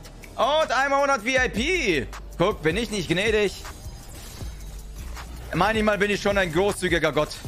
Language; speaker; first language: German; native; German